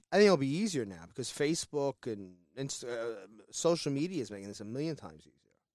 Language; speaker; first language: English; native; English